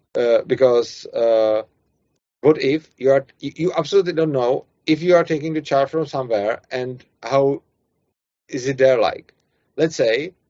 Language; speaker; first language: English; non-native, fluent; Czech